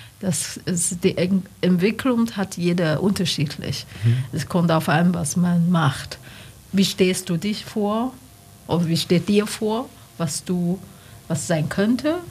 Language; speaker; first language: German; non-native, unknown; Chinese